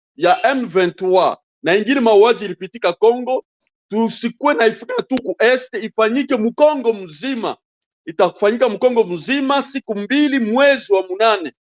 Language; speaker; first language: Swahili; non-native, local second language; Bembe